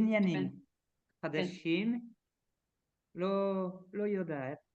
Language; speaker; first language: Hebrew; non-native, learner; French